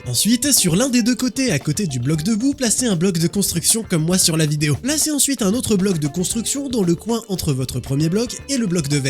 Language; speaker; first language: French; native; French